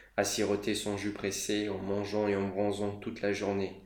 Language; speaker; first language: French; non-native, fluent; Romanian